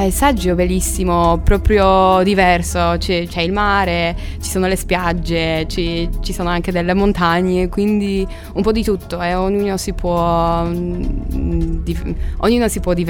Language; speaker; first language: Italian; non-native, fluent; Polish